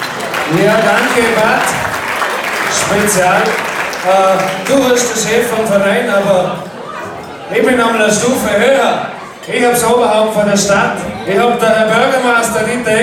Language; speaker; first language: German; native; German